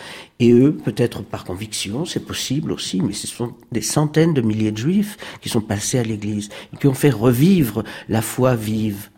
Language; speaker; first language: French; non-native, fluent; Spanish